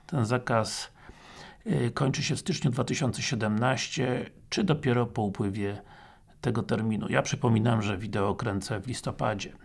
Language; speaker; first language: Polish; native; Polish